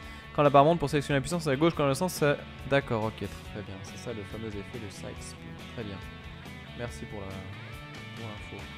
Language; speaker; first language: French; native; French